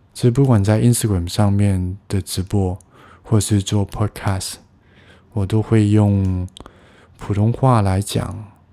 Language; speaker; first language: Chinese; non-native, local second language; Cantonese